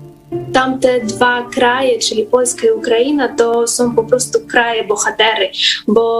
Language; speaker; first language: Polish; non-native, fluent; Ukrainian